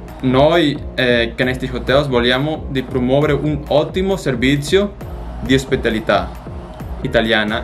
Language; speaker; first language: Italian; non-native, learner; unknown